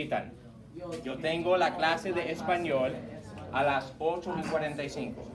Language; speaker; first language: Spanish; non-native, fluent; English